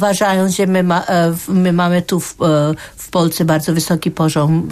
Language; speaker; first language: Polish; non-native, fluent; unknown